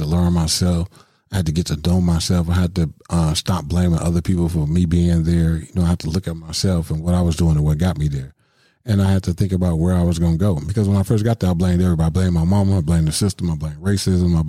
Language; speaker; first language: English; native; English